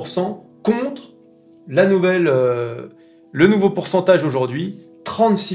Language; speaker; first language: French; native; French